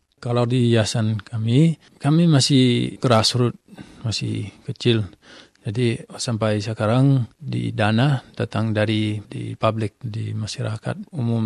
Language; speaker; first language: Indonesian; non-native, fluent; English